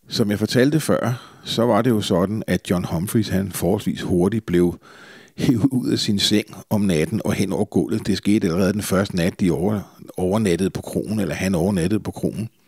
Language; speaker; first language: Danish; native; Danish